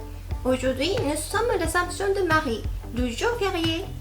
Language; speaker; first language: French; non-native, fluent; Japanese